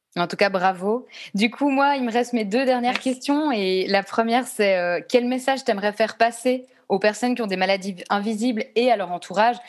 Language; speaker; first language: French; native; French